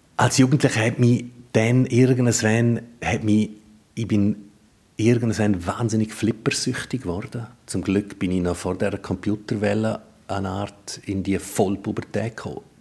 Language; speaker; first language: German; native; German